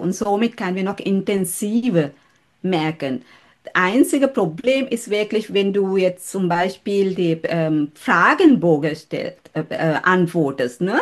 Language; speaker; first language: German; non-native, fluent; Sinhala